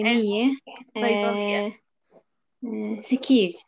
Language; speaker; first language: Turkish; non-native, learner; Arabic